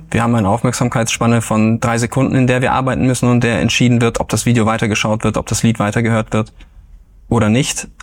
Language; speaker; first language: German; native; German